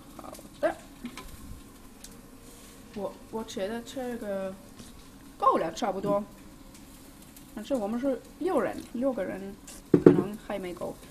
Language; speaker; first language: Chinese; non-native, learner; German